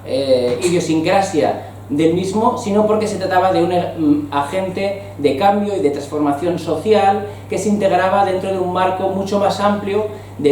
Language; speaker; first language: Spanish; native; Spanish